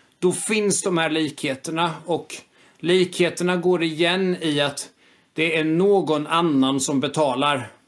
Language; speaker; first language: Swedish; native; Swedish